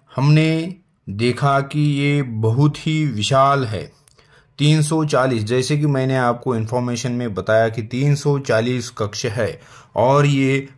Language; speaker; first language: Hindi; non-native, local second language; Marathi